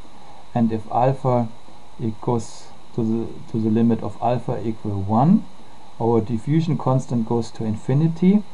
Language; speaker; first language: English; non-native, fluent; German